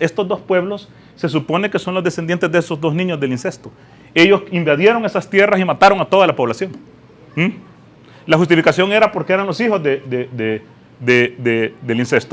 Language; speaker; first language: Spanish; native; Spanish